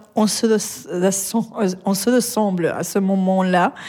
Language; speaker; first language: French; non-native, fluent; Arabic